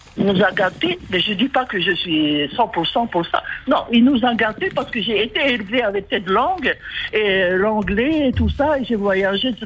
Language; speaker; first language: French; non-native, local second language; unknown